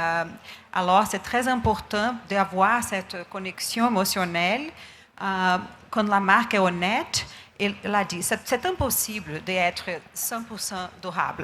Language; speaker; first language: French; non-native, learner; Portuguese